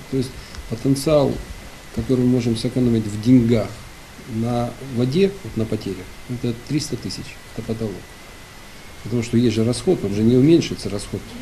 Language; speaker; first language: Russian; native; Russian